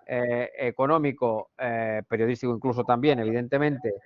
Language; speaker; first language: Spanish; native; Spanish